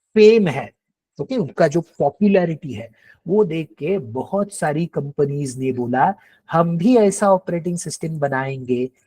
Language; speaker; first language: Hindi; non-native, local second language; Marathi